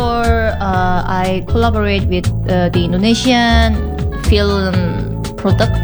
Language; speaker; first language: English; non-native, learner; Korean